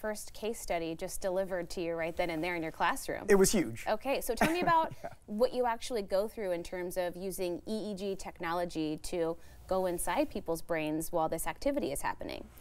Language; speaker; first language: English; native; English